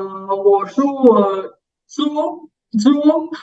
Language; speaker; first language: Chinese; non-native, learner; Romanian